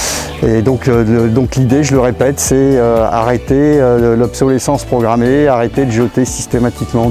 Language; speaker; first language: French; native; French